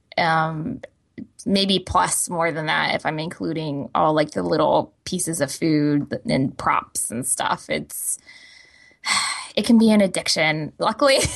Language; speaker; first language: English; native; English